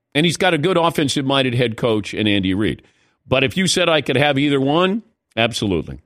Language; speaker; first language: English; native; English